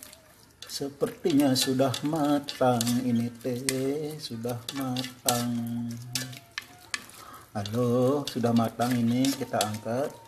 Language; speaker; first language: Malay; non-native, local second language; Sundanese